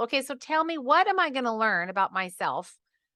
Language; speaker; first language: English; native; English